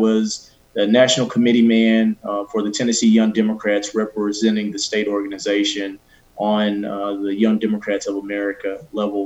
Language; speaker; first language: English; native; English